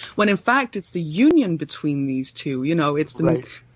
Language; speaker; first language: English; non-native, fluent; Swedish